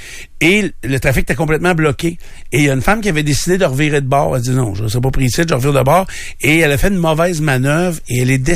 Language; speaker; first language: French; native; French